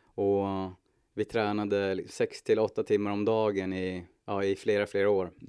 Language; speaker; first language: Swedish; native; Swedish